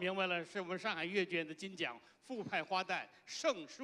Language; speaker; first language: Chinese; native; Chinese